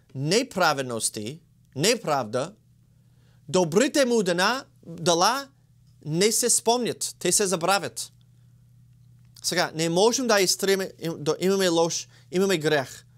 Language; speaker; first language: Bulgarian; non-native, learner; English